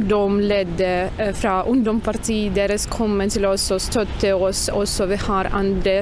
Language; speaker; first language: Norwegian; non-native, learner; Ukrainian